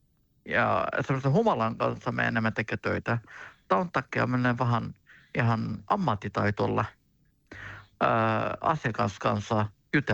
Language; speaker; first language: Finnish; non-native, learner; Turkish